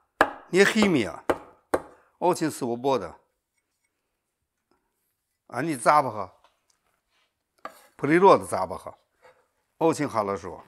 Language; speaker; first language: Russian; non-native, learner; Chinese